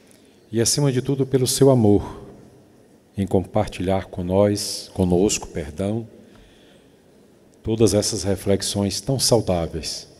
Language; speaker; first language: Portuguese; native; Portuguese